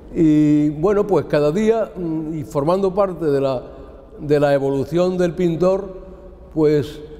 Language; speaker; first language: Spanish; native; Spanish